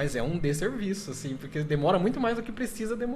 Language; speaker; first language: Portuguese; native; Portuguese